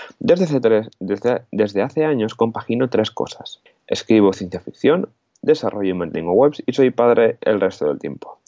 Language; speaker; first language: Spanish; non-native, local second language; Catalan